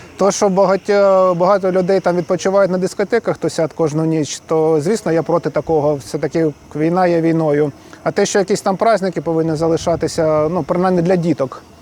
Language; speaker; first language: Ukrainian; non-native, local second language; Russian